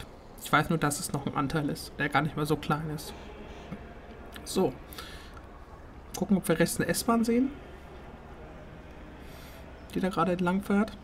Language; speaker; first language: German; native; German